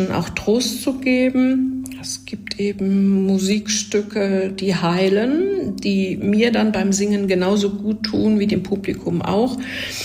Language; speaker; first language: German; native; German